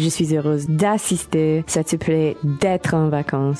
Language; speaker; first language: French; non-native, fluent; English